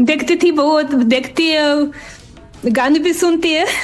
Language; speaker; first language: Hindi; non-native, learner; Russian